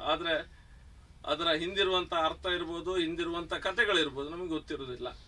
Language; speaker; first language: Kannada; non-native, local second language; Tulu